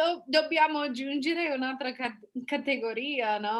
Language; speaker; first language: Italian; non-native, fluent; English